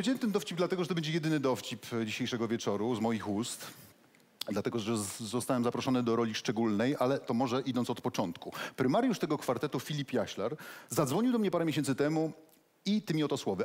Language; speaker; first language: Polish; native; Polish